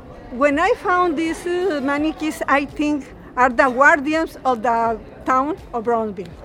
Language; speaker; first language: English; non-native, learner; Spanish